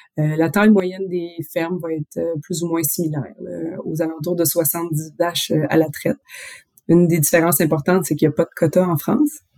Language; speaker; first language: French; native; French